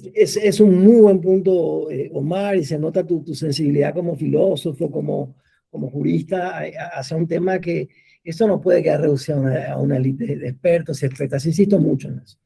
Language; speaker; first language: Spanish; native; Spanish